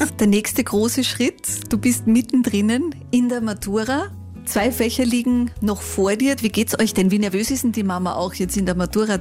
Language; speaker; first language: German; native; German